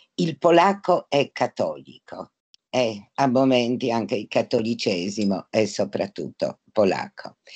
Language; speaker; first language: Italian; non-native, fluent; Polish